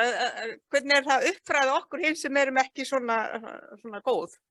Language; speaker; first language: Icelandic; non-native, learner; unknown